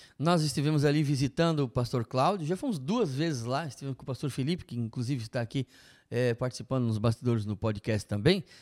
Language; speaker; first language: Portuguese; native; Portuguese